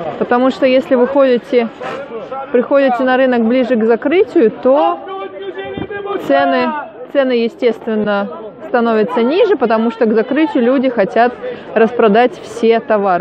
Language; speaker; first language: Russian; native; Russian